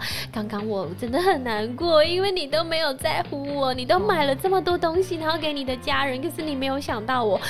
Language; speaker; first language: Chinese; non-native, local second language; Hakka Chinese